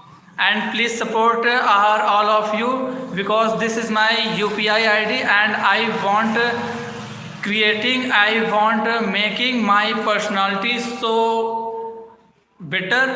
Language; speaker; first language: English; non-native, learner; Hindi